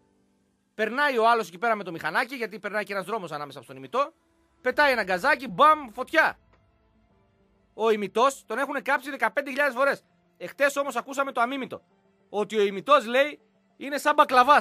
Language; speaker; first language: Greek; native; Greek